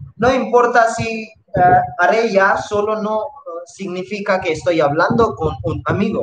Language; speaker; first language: Spanish; non-native, fluent; Hindi